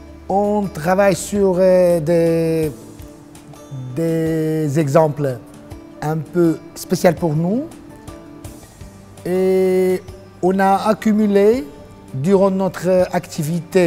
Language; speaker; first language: French; non-native, local second language; Arabic